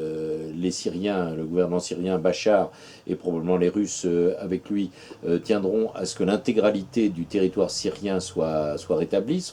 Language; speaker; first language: French; native; French